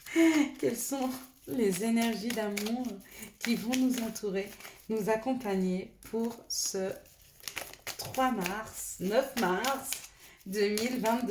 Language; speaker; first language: French; native; French